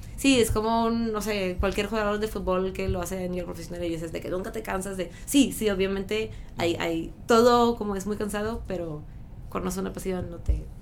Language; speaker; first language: Spanish; non-native, fluent; French